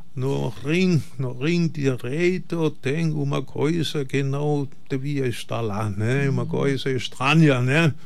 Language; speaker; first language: Portuguese; non-native, fluent; German